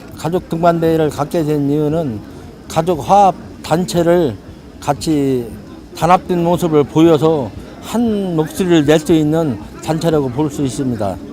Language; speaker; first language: Korean; native; Korean